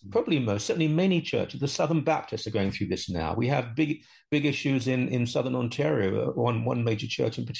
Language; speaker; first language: English; native; English